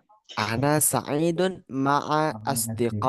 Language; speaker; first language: Arabic; non-native, fluent; Indonesian